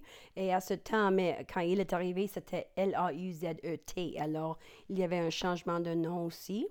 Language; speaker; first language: French; non-native, local second language; English